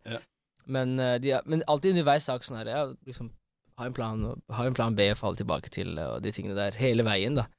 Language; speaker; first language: Norwegian; early bilingual, other home language; Amharic